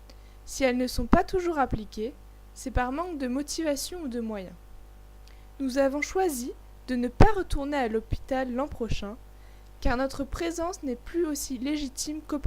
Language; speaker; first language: French; native; French